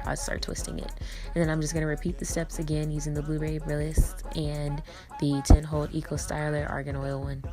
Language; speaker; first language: English; native; English